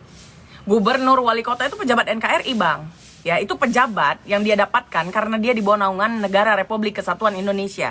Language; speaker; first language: Indonesian; native; Indonesian